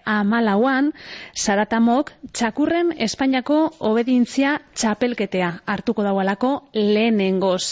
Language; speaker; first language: Basque; native; Basque